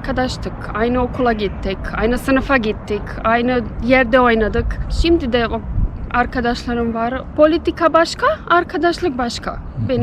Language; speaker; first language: Turkish; early bilingual, other home language; Bosnian